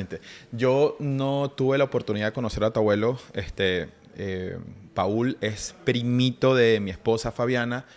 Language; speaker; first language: Spanish; native; Spanish